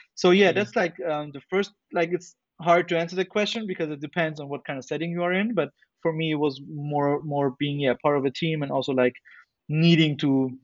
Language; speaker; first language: English; non-native, fluent; German